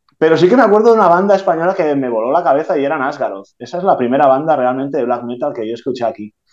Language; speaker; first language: Spanish; non-native, local second language; Catalan